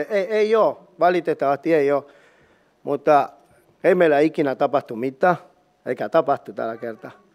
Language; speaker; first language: Finnish; non-native, learner; Spanish